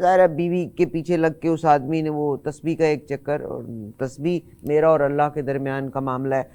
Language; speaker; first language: Urdu; native; Urdu